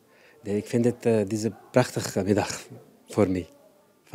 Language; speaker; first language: Dutch; non-native, learner; Arabic